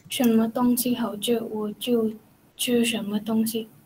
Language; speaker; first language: Chinese; non-native, learner; Indonesian